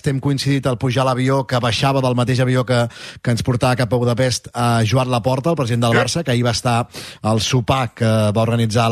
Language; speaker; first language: Catalan; native; Catalan